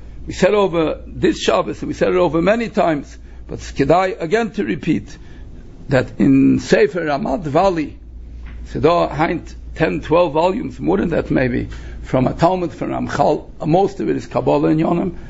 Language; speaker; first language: English; native; English